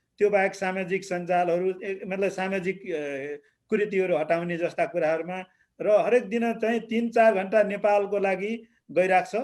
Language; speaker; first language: Nepali; native; Nepali